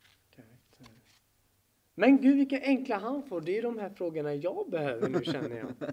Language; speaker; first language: Swedish; native; Swedish